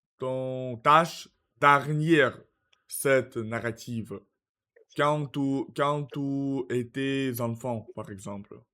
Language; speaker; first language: French; non-native, learner; Russian